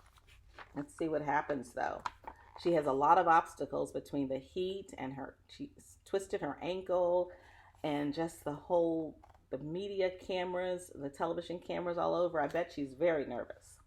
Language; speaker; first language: English; native; English